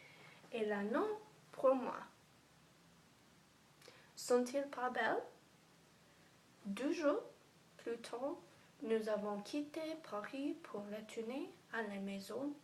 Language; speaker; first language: French; non-native, learner; English